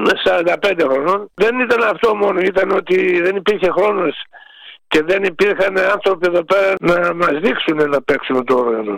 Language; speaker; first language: Greek; native; Greek